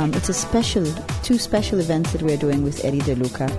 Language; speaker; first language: English; early bilingual, other home language; Hebrew